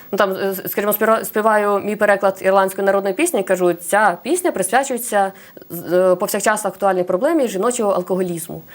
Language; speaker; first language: Ukrainian; non-native, local second language; Russian